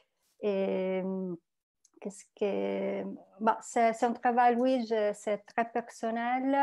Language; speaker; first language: French; non-native, learner; Italian